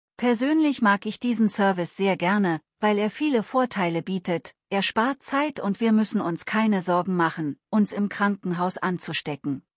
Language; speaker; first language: German; non-native, learner; Telugu